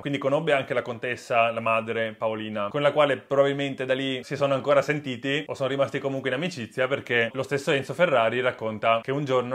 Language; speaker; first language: Italian; native; Italian